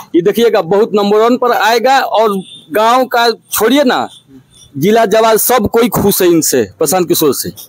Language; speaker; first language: Hindi; native; Hindi